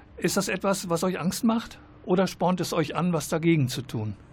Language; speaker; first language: German; native; German